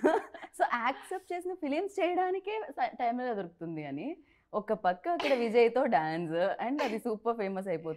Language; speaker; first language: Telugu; native; Telugu